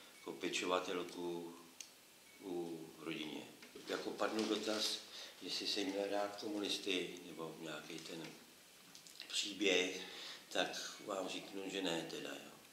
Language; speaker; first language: Czech; native; Czech